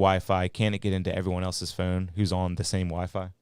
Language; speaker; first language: English; native; English